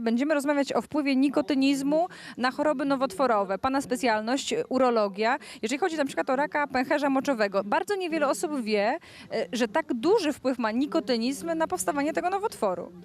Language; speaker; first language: Polish; native; Polish